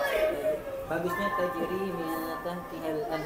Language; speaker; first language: Indonesian; native; Indonesian